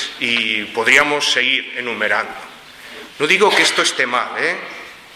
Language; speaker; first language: Spanish; native; Spanish